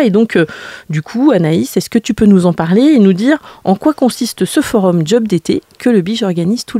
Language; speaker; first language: French; native; French